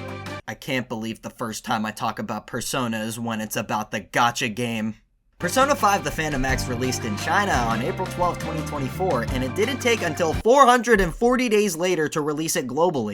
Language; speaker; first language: English; native; English